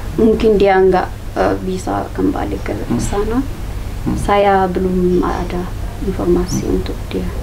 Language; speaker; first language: Indonesian; non-native, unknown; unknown